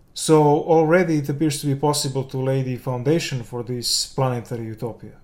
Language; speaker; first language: English; non-native, fluent; Serbian